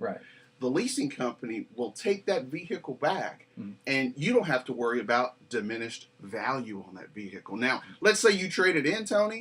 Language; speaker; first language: English; native; English